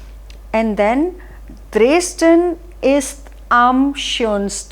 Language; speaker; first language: German; non-native, fluent; Hindi